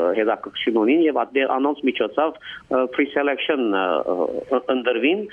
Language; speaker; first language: Armenian; early bilingual, heritage; Armenian